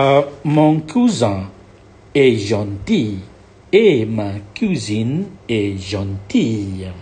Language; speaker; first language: French; non-native, fluent; Malay